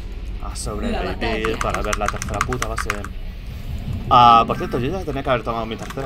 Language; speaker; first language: Spanish; native; Spanish